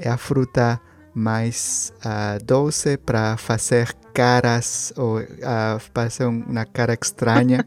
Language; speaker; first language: Portuguese; non-native, learner; Spanish